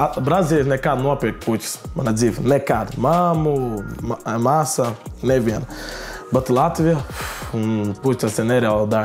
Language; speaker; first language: Latvian; non-native, learner; Portuguese